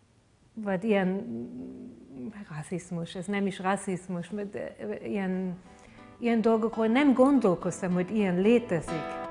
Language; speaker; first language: Hungarian; non-native, fluent; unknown